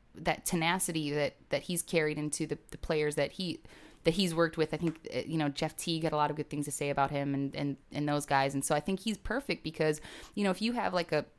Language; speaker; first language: English; native; English